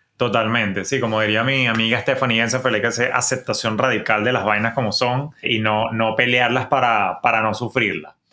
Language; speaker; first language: Spanish; native; Spanish